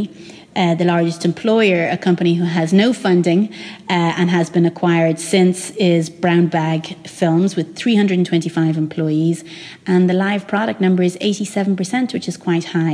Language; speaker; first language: English; native; English